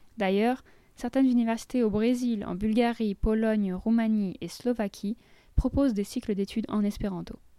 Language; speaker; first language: French; native; French